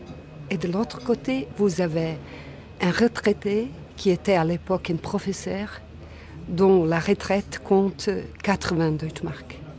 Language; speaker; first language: French; non-native, fluent; Bosnian